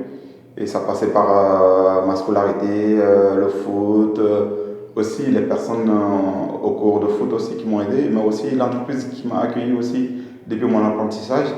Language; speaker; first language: French; non-native, fluent; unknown